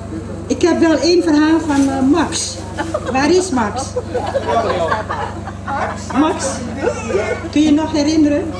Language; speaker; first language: Dutch; early bilingual, other home language; Malay